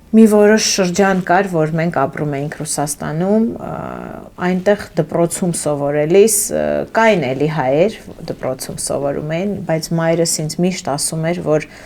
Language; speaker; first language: Armenian; early bilingual, heritage; Armenian